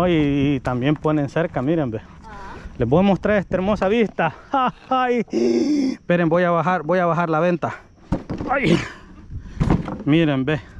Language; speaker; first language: Spanish; native; Spanish